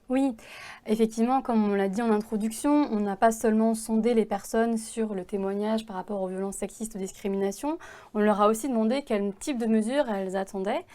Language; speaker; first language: French; native; French